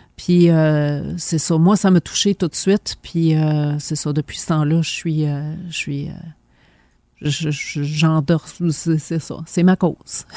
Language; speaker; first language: French; native; French